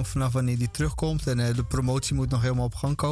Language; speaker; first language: Dutch; native; Dutch